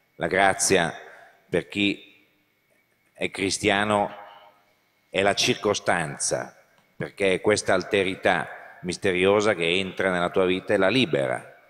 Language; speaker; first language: Italian; native; Italian